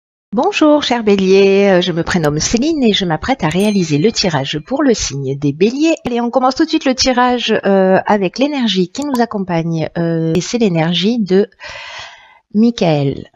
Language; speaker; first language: French; native; French